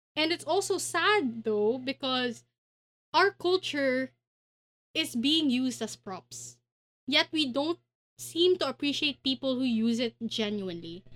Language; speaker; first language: English; non-native, local second language; Filipino